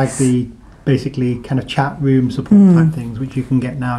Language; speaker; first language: English; native; English